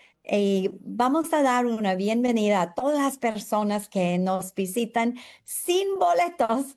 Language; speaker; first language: Spanish; non-native, fluent; English